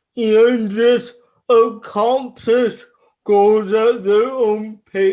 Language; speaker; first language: English; native; English